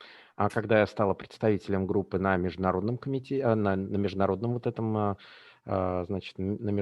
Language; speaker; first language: Russian; native; Russian